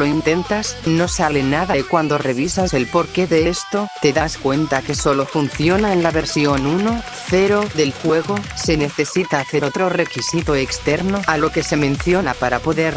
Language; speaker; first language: Spanish; native; Spanish